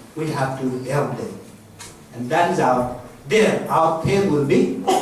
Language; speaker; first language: English; non-native, local second language; Nepali